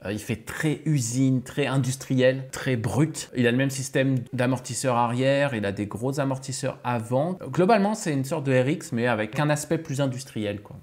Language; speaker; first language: French; native; French